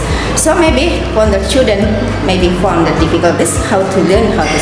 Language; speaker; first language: English; non-native, learner; Indonesian